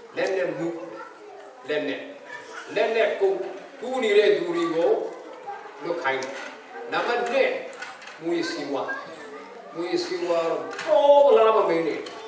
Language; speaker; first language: Burmese; non-native, local second language; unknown